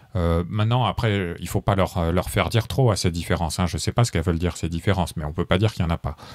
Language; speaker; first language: French; native; French